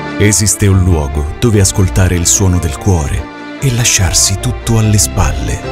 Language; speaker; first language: Italian; native; Italian